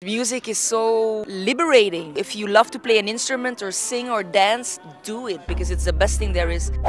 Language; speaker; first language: English; non-native, fluent; Dutch